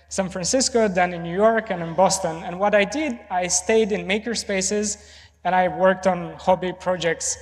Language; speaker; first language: English; non-native, fluent; Romanian